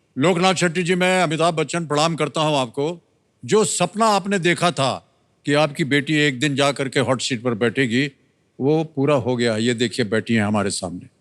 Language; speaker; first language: Hindi; native; Hindi